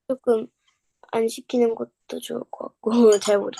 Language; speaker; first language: Korean; native; Korean